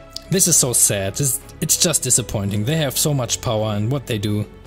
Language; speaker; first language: English; non-native, fluent; German